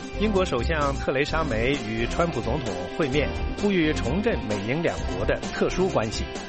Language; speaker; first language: Chinese; native; Chinese